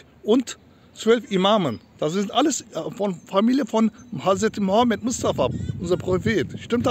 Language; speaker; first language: German; non-native, learner; Turkish